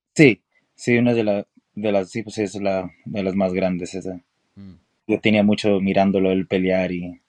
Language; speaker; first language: Spanish; early bilingual, heritage; Spanish